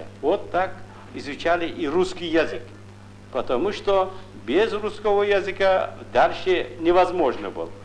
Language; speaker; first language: Russian; non-native, local second language; Kyrgyz